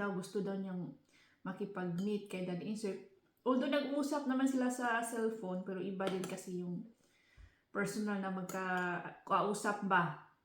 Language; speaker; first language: Filipino; non-native, local second language; Cebuano